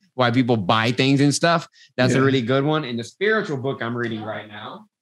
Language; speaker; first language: English; native; English